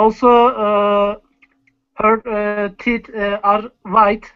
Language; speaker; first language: English; non-native, learner; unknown